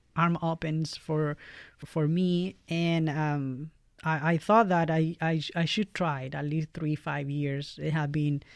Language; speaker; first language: English; non-native, fluent; Spanish